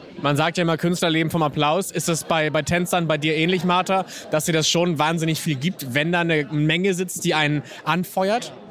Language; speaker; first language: German; native; German